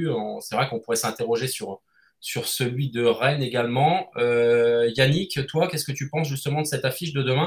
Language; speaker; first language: French; native; French